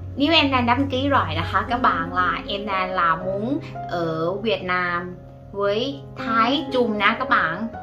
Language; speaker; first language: Vietnamese; non-native, learner; Thai